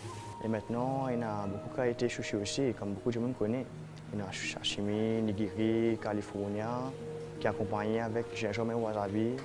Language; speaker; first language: French; non-native, local second language; Morisyen